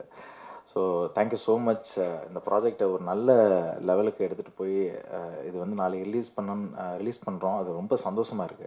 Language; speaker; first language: Tamil; native; Tamil